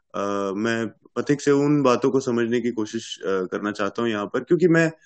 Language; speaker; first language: Hindi; native; Hindi